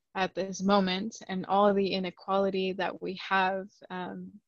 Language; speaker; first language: English; early bilingual, other home language; Spanish